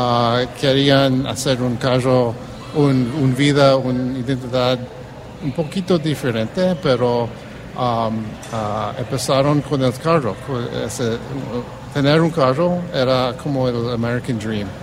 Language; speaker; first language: Spanish; early bilingual, heritage; Spanish